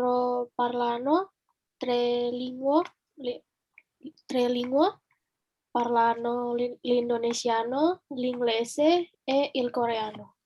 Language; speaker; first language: Italian; non-native, learner; Indonesian